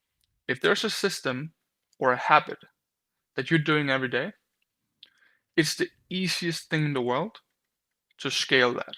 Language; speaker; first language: English; non-native, fluent; Danish